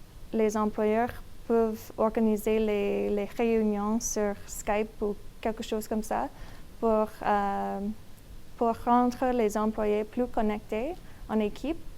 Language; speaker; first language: French; non-native, learner; English